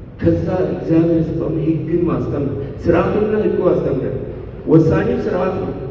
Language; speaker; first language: Amharic; non-native, local second language; Sidamo